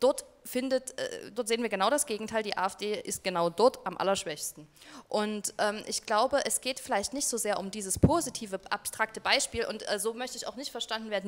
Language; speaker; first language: German; native; German